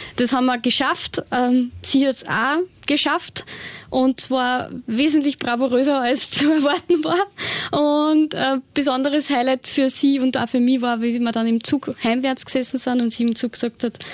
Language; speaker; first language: German; native; German